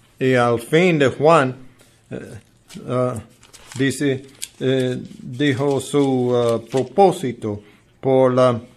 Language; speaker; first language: Spanish; non-native, learner; English